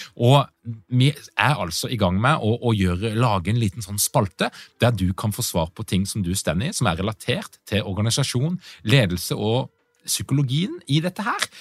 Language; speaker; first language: Norwegian; native; Norwegian